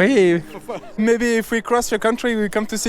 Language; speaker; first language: English; non-native, fluent; French